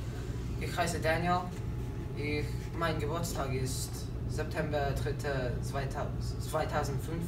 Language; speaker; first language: German; non-native, learner; English